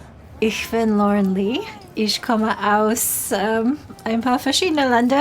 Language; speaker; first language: German; non-native, fluent; English